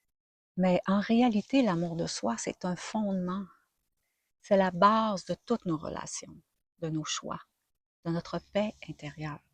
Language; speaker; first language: French; native; French